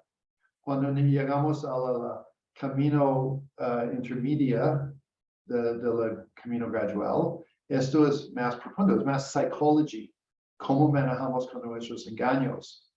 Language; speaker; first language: Spanish; non-native, learner; English